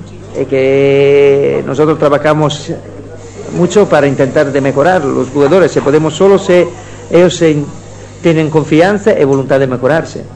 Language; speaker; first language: Spanish; non-native, fluent; Italian